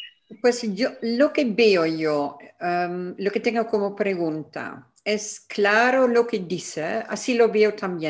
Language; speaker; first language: Spanish; non-native, fluent; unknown